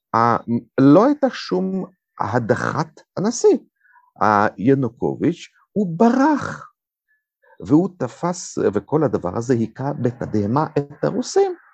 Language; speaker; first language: Hebrew; non-native, fluent; Russian